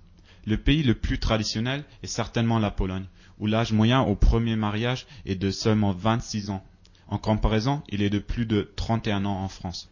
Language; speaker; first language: French; native; French